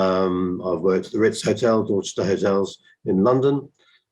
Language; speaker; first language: English; native; English